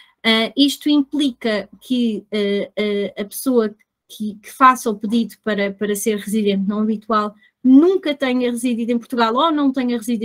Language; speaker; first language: Portuguese; native; Portuguese